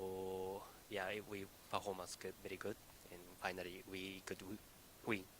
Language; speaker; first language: English; non-native, learner; Indonesian